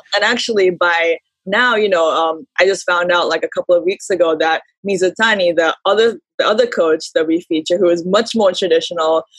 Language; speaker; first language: English; early bilingual, heritage; Japanese